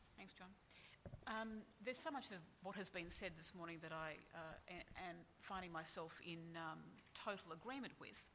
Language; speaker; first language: English; native; English